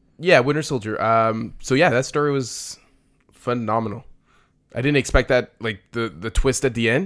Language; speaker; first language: English; native; English